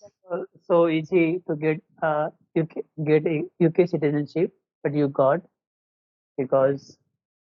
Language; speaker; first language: English; non-native, learner; Marathi